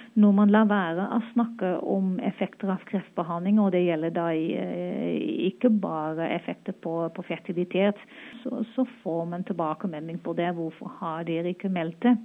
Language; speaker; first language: Norwegian; non-native, fluent; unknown